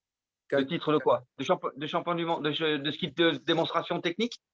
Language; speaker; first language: French; native; French